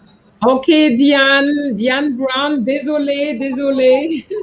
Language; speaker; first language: French; non-native, fluent; English